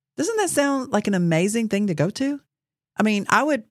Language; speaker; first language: English; native; English